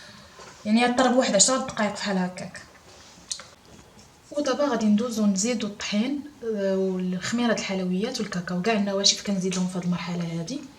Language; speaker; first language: Arabic; native; Arabic